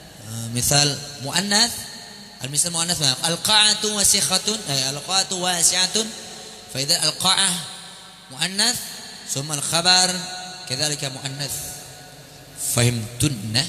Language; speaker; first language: Arabic; non-native, fluent; Indonesian